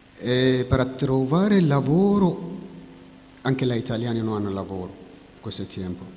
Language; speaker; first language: Italian; non-native, learner; Tigrinya